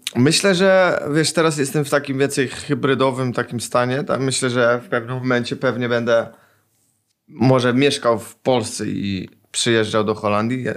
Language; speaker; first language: Polish; early bilingual, heritage; Polish